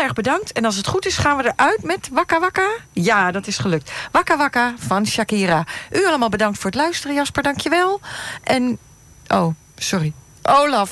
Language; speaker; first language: Dutch; native; Dutch